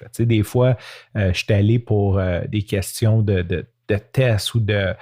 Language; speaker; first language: French; native; French